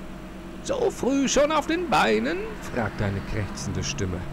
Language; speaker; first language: German; native; German